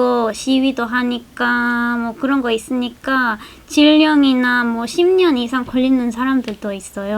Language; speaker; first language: Korean; non-native, fluent; Spanish